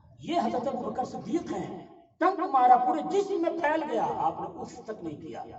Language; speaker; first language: Urdu; native; Urdu